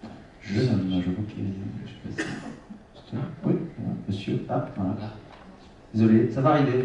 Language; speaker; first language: French; native; French